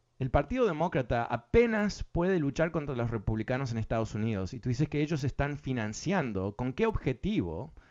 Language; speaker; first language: Spanish; early bilingual, other home language; English